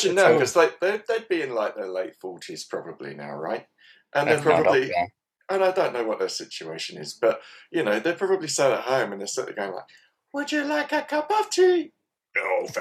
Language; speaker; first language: English; native; English